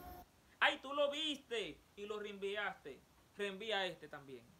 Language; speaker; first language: Spanish; native; Spanish